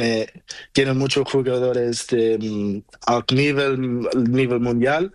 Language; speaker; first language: Spanish; non-native, learner; Portuguese